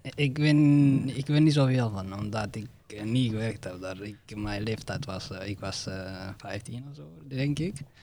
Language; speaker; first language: Dutch; non-native, fluent; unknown